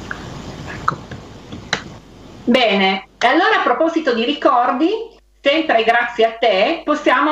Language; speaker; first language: Italian; native; Italian